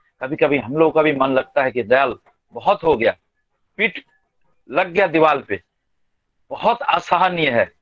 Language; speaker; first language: Hindi; non-native, local second language; Bangla